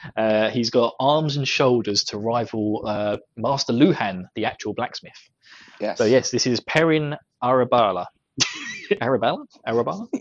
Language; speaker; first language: English; native; English